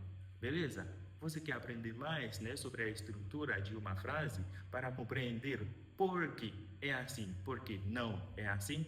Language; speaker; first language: Portuguese; non-native, fluent; Haitian Creole